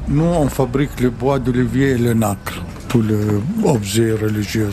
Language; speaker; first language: French; non-native, fluent; Arabic